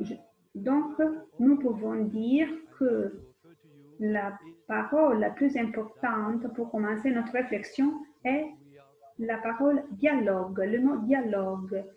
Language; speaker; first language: French; non-native, fluent; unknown